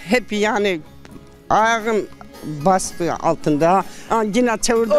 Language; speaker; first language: Turkish; non-native, local second language; Zaza